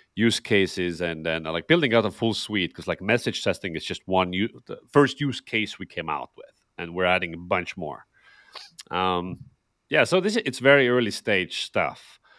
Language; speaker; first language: English; non-native, fluent; Estonian